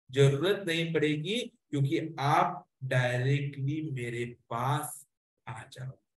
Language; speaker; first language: Hindi; non-native, local second language; Marathi